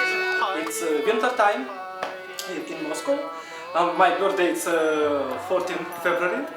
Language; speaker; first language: English; non-native, learner; Russian